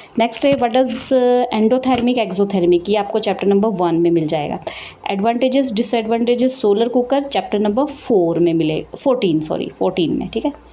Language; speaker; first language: Hindi; native; Hindi